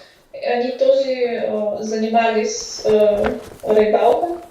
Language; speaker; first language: Russian; non-native, fluent; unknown